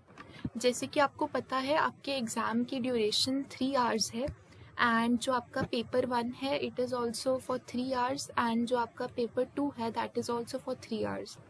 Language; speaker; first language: Hindi; native; Hindi